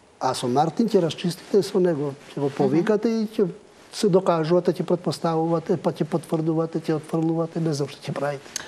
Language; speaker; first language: Macedonian; non-native, local second language; Albanian